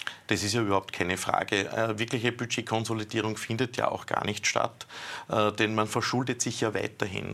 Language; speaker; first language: German; native; German